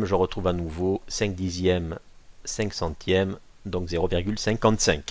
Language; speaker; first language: French; native; French